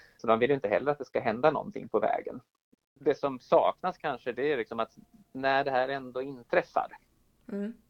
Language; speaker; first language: Swedish; native; Swedish